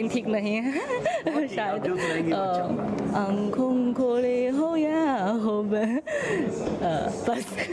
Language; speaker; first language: Hindi; non-native, learner; Chinese